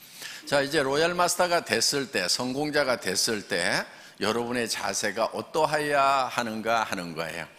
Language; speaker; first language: Korean; native; Korean